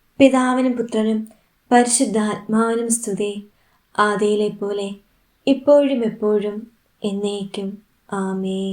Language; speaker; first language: Malayalam; native; Malayalam